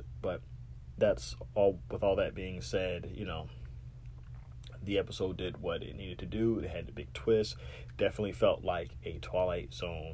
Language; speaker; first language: English; native; English